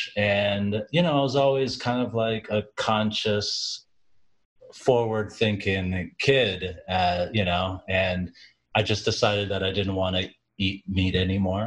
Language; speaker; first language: English; early bilingual, other home language; Jamaican Creole English